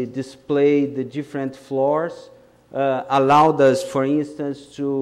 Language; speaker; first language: English; non-native, fluent; Portuguese